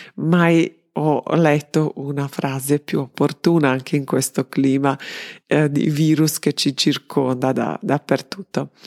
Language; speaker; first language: Italian; non-native, fluent; Serbian